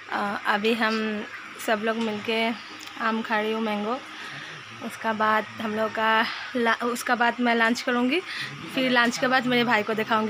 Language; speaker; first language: Hindi; non-native, local second language; Assamese